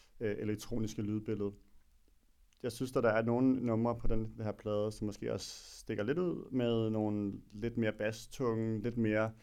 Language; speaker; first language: Danish; native; Danish